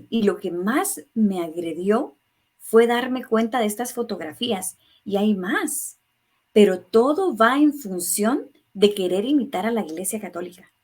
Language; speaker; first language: Spanish; native; Spanish